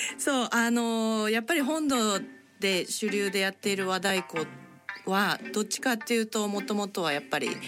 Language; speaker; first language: Japanese; native; Japanese